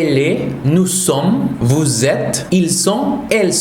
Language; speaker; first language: French; non-native, fluent; Spanish